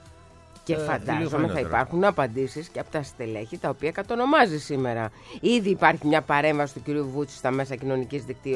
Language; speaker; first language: Greek; native; Greek